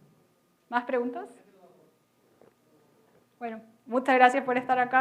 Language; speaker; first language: Spanish; native; Spanish